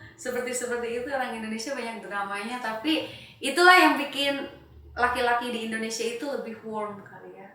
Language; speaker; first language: Indonesian; non-native, local second language; Sundanese